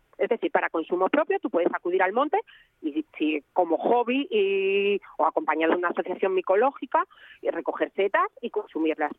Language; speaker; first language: Spanish; native; Spanish